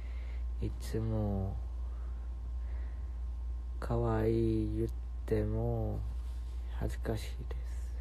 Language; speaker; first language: Japanese; non-native, learner; Korean